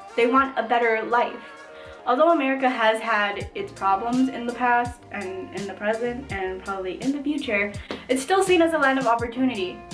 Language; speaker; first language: English; native; English